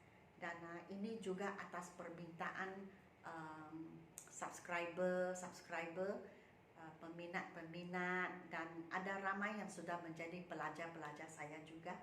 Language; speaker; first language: Malay; non-native, local second language; Min Nan Chinese